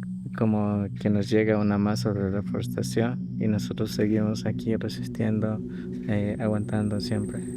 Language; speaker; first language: Spanish; non-native, local second language; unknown